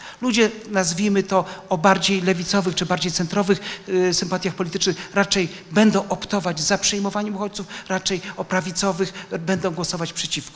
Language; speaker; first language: Polish; native; Polish